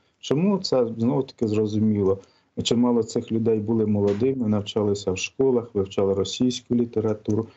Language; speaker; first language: Ukrainian; native; Ukrainian